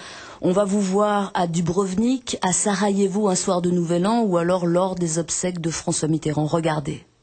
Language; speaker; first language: French; native; French